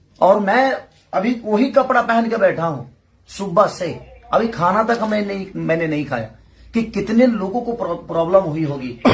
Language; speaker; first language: Hindi; native; Hindi